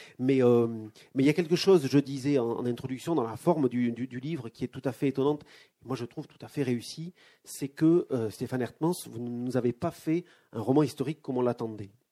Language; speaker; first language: French; native; French